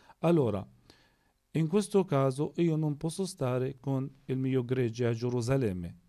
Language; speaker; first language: Italian; non-native, fluent; Arabic